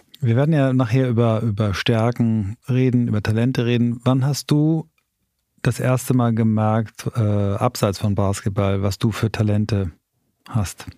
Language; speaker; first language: German; native; German